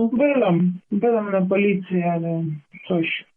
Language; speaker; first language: Polish; non-native, learner; Ukrainian